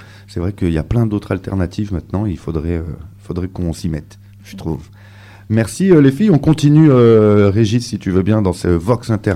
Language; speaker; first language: French; native; French